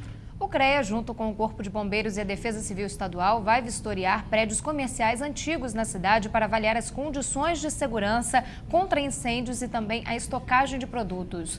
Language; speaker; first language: Portuguese; native; Portuguese